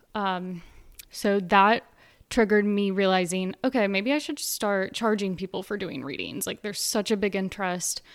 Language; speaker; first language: English; native; English